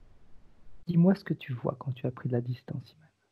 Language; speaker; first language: French; native; French